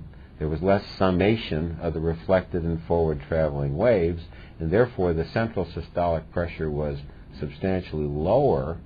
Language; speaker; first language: English; native; English